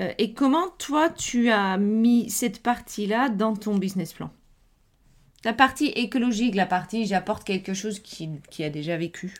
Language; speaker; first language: French; non-native, fluent; Dutch